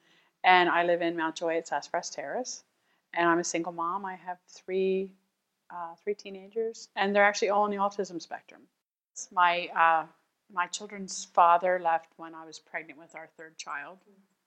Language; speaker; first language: English; native; English